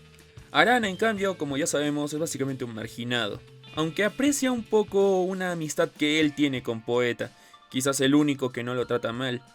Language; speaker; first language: Spanish; native; Spanish